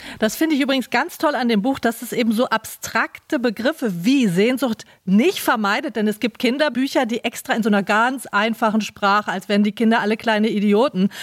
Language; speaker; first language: German; native; German